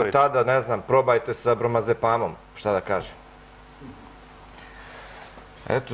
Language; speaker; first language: Croatian; native; Croatian